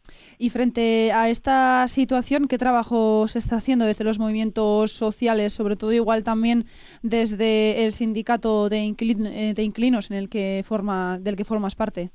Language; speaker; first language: Spanish; native; Spanish